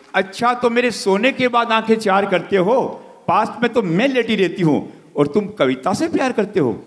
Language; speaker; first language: Hindi; native; Hindi